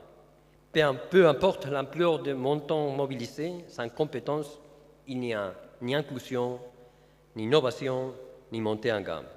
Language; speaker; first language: French; non-native, fluent; Spanish